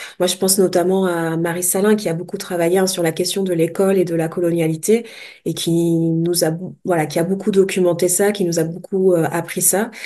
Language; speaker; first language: French; native; French